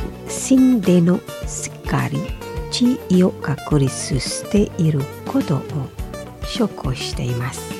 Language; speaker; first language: Japanese; non-native, fluent; Indonesian